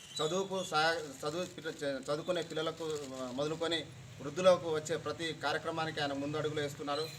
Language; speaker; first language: Telugu; native; Telugu